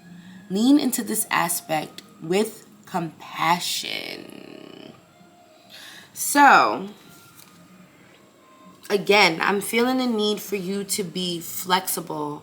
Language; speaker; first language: English; native; English